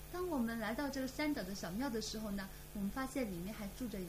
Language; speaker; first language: Chinese; native; Chinese